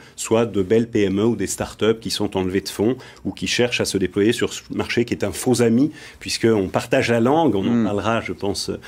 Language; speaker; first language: French; native; French